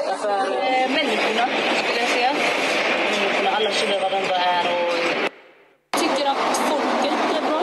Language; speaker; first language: Swedish; early bilingual, other home language; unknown